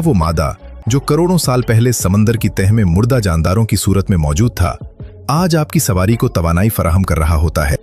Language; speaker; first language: Urdu; native; Urdu